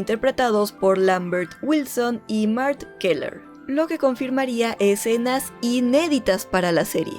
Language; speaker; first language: Spanish; native; Spanish